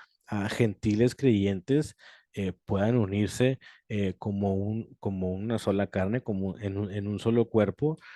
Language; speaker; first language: Spanish; native; Spanish